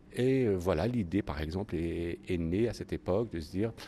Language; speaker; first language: French; native; French